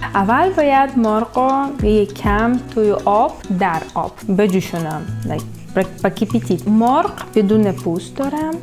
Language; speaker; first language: Persian; non-native, learner; Russian